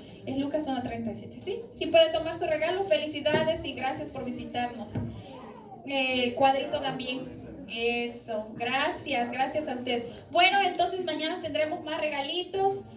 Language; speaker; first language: Spanish; native; Spanish